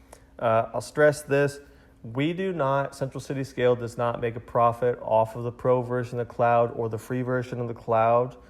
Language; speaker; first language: English; native; English